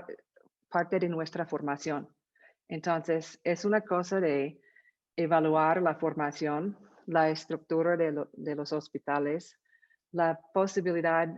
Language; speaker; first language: Spanish; non-native, fluent; English